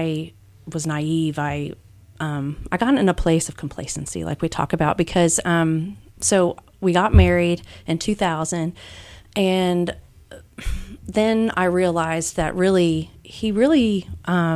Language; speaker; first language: English; native; English